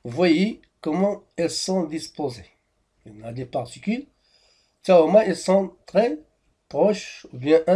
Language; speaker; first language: French; non-native, local second language; Arabic